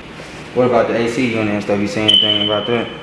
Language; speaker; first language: English; native; English